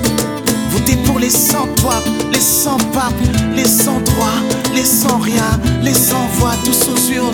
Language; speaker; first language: French; native; French